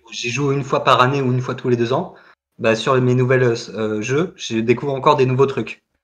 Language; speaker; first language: French; native; French